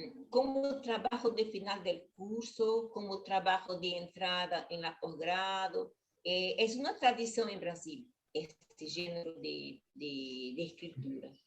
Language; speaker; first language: Spanish; non-native, learner; Portuguese